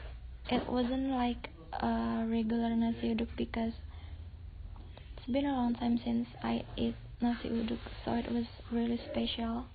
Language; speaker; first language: English; non-native, fluent; Indonesian